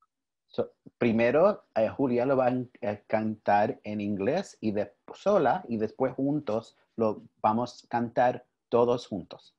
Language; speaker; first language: Spanish; early bilingual, heritage; English